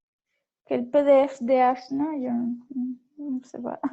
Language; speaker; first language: French; non-native, learner; Spanish